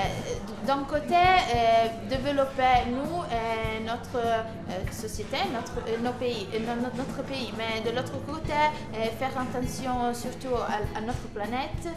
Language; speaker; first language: French; non-native, learner; Italian